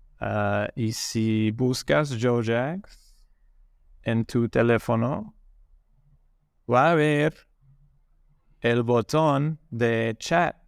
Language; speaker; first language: Spanish; non-native, learner; English